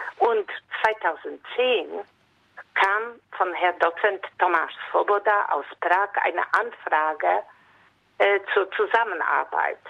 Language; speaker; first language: German; non-native, fluent; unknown